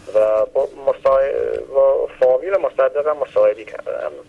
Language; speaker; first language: Persian; early bilingual, heritage; Persian